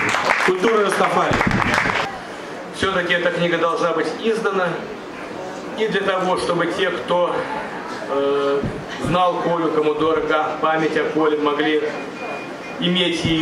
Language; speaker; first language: Russian; native; Russian